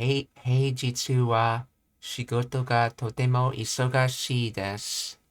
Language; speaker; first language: Japanese; non-native, learner; English